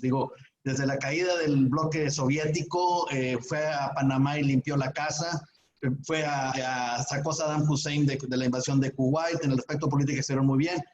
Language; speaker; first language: Spanish; native; Spanish